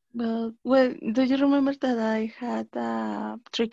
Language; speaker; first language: English; non-native, learner; Spanish